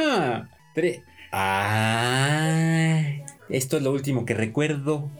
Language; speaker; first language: Spanish; native; Spanish